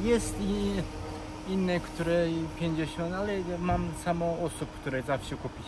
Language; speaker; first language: Polish; non-native, learner; Turkish